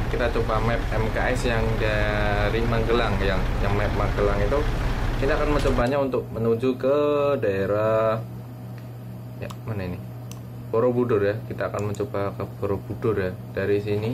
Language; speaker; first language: Indonesian; native; Indonesian